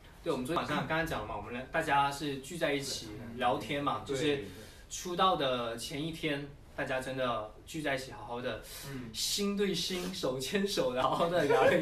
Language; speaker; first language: Chinese; native; Chinese